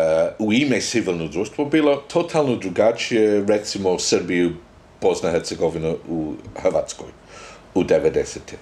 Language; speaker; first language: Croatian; non-native, fluent; English